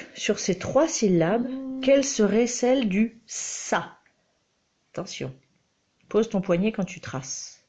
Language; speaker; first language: French; native; French